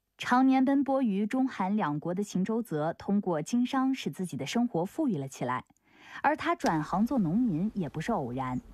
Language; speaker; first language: Chinese; native; Chinese